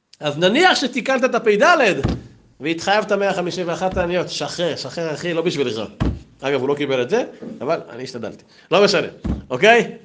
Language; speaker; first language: Hebrew; native; Hebrew